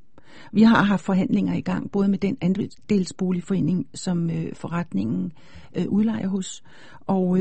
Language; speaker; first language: Danish; native; Danish